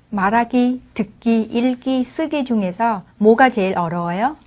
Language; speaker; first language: Korean; non-native, fluent; Vietnamese